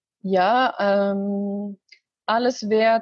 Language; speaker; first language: German; non-native, learner; Arabic